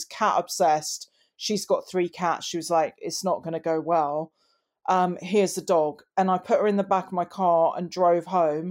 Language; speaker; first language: English; native; English